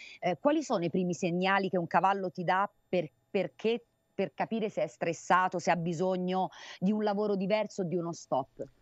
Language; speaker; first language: Italian; native; Italian